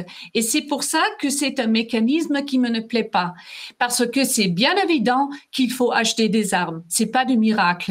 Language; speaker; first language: French; non-native, fluent; German